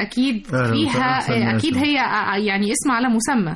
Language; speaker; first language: Arabic; native; Arabic